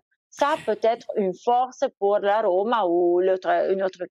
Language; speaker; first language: French; non-native, fluent; Italian